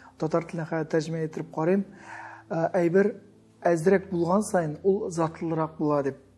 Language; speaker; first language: Tatar; early bilingual, heritage; Tatar